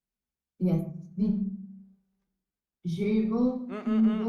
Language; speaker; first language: French; non-native, learner; Hindi